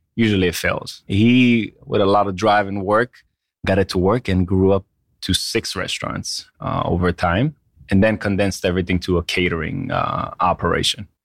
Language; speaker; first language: English; non-native, fluent; Hebrew